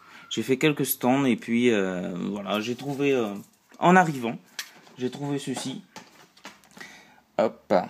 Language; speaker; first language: French; native; French